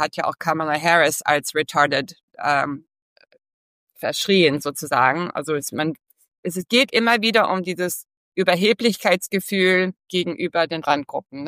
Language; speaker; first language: German; early bilingual, heritage; English